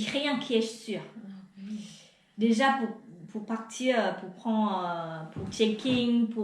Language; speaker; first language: French; non-native, fluent; Vietnamese